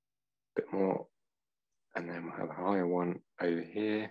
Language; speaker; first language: English; native; English